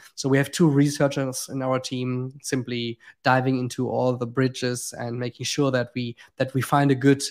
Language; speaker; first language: English; non-native, fluent; German